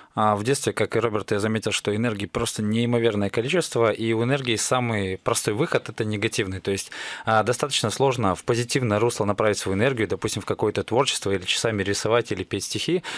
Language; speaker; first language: Russian; native; Russian